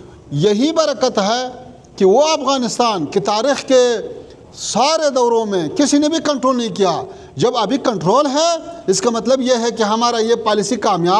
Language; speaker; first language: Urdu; non-native, learner; Pashto